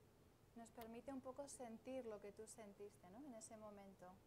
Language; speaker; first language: Spanish; native; Spanish